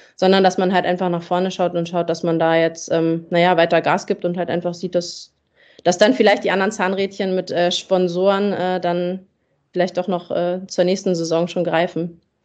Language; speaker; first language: German; native; German